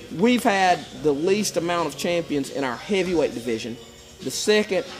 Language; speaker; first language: English; native; English